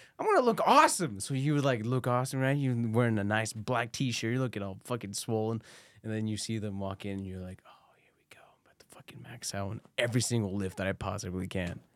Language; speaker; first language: English; early bilingual, other home language; Spanish